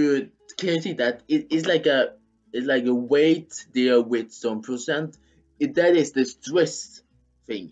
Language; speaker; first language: English; non-native, fluent; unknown